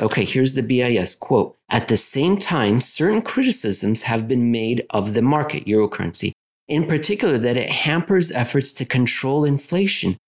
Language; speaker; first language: English; native; English